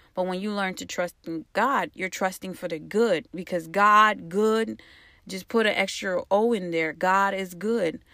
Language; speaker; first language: English; early bilingual, other home language; Haitian Creole